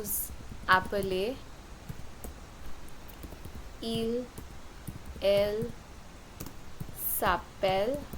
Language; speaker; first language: French; non-native, fluent; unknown